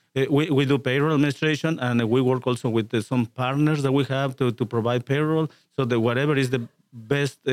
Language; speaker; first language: English; non-native, fluent; Spanish